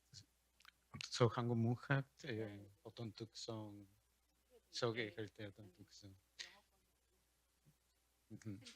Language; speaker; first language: Korean; non-native, learner; Spanish